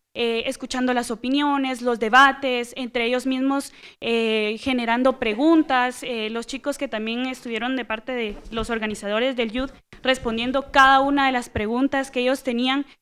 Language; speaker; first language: Spanish; native; Spanish